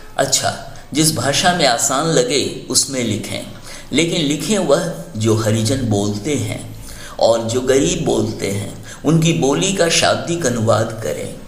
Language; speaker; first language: Hindi; native; Hindi